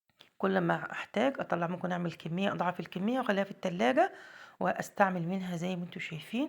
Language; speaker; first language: Arabic; native; Arabic